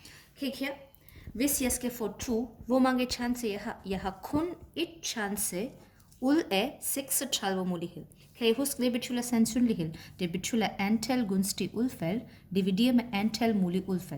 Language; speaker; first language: Danish; non-native, fluent; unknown